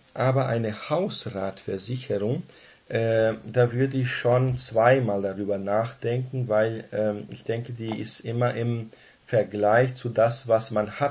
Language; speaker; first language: German; non-native, fluent; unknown